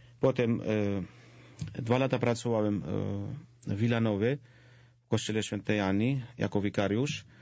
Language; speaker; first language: Polish; non-native, fluent; Georgian